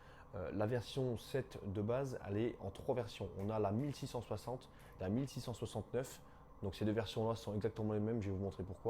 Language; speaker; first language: French; native; French